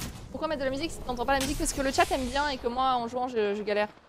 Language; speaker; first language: French; native; French